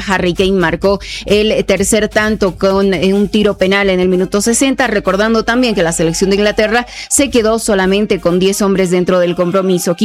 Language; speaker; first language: Spanish; native; Spanish